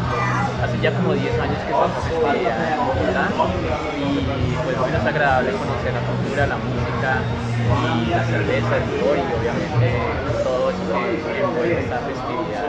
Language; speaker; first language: Spanish; native; Spanish